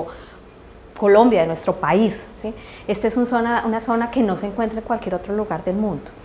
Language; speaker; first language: Spanish; native; Spanish